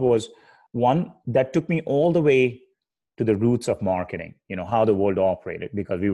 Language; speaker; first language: English; non-native, local second language; Hindi